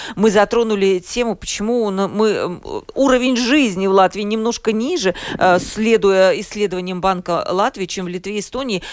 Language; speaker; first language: Russian; native; Russian